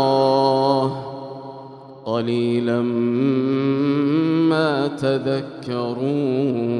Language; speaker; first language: Arabic; native; Arabic